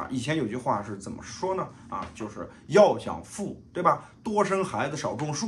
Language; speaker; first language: Chinese; native; Chinese